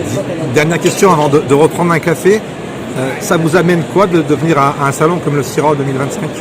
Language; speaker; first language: French; native; French